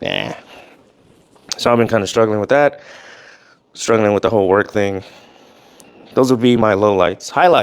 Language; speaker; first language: English; native; English